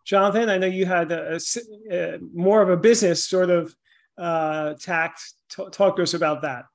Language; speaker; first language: English; native; English